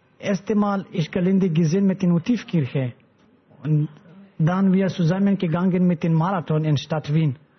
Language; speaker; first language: German; non-native, learner; Pashto